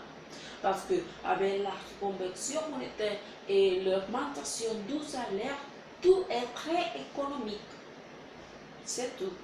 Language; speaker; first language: French; non-native, learner; Spanish